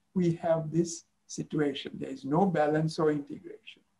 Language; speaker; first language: English; non-native, local second language; Sinhala